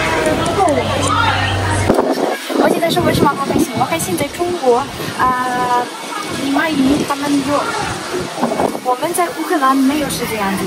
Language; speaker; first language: Chinese; non-native, learner; Ukrainian